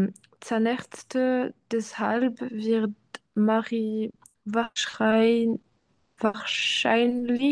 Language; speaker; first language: German; non-native, learner; French